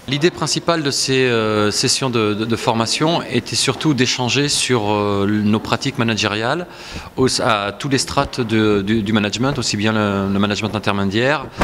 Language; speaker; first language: French; native; French